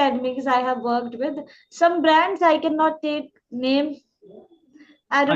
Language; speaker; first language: English; non-native, local second language; Hindi